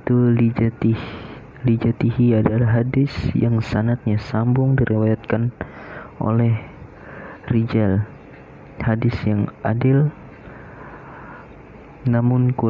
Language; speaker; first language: Indonesian; native; Indonesian